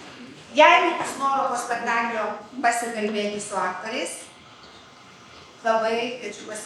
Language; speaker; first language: Lithuanian; native; Lithuanian